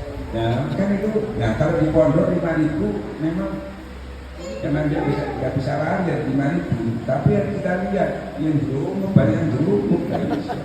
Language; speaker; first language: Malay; non-native, local second language; Javanese